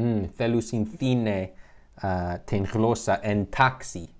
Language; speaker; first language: Greek; non-native, learner; English